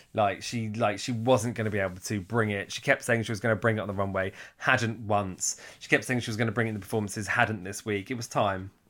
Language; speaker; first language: English; native; English